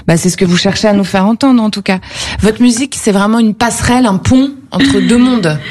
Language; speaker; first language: French; native; French